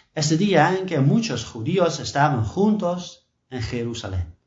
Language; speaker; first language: Spanish; non-native, learner; Dutch